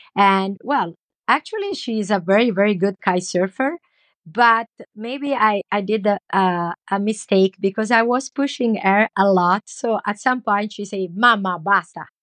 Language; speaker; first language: English; non-native, learner; Italian